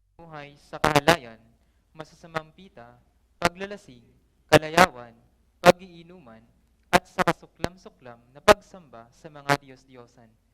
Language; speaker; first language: Filipino; native; Filipino